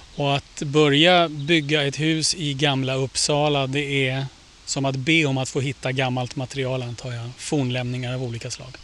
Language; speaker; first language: Swedish; native; Swedish